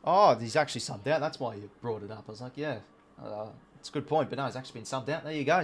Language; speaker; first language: English; native; English